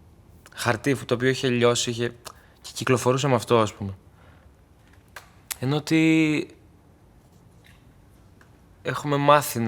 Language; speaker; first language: Greek; early bilingual, other home language; Albanian